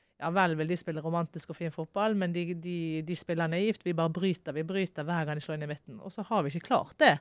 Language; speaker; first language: Norwegian; native; Norwegian